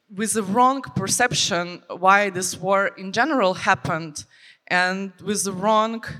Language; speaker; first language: English; non-native, fluent; Ukrainian